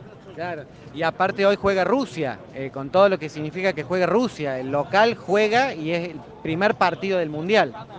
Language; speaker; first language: Spanish; native; Spanish